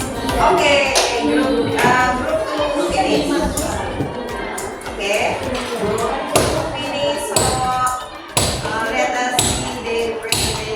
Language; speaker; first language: English; non-native, learner; Indonesian